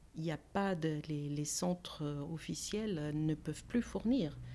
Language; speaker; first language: French; non-native, fluent; Greek